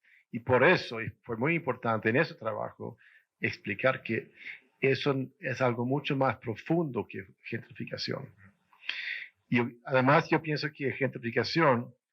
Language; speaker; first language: Spanish; non-native, fluent; Swedish